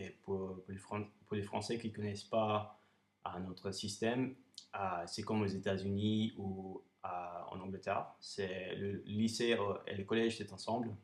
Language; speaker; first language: French; non-native, fluent; English